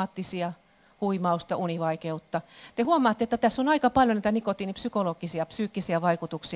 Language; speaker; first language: Finnish; native; Finnish